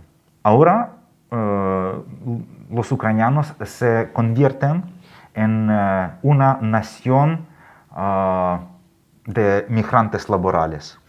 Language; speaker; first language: Spanish; non-native, fluent; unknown